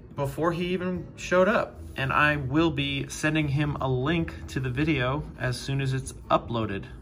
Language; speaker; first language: English; native; English